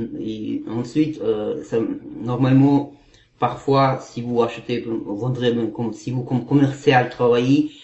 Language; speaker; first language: French; non-native, learner; Kazakh